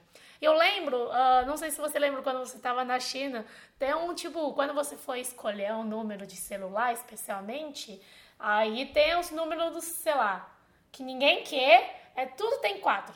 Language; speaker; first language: Portuguese; non-native, fluent; Chinese